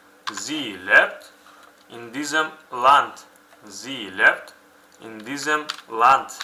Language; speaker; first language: German; non-native, fluent; Uzbek